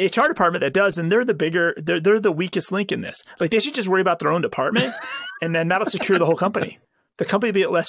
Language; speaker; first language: English; native; English